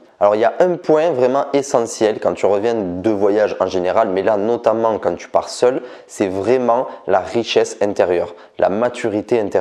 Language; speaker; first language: French; native; French